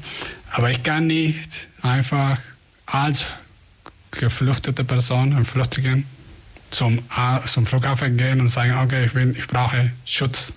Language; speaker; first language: German; non-native, fluent; Spanish